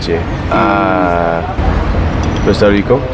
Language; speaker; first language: Spanish; non-native, fluent; English